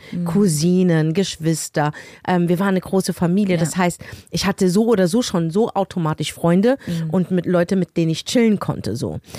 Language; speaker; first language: German; early bilingual, other home language; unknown